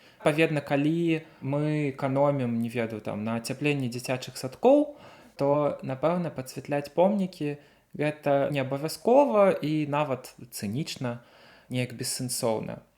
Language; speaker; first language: Belarusian; native; Belarusian